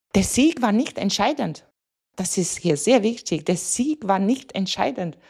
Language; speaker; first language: German; non-native, fluent; Latvian